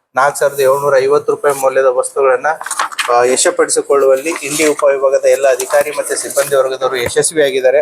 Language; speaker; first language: Kannada; native; Kannada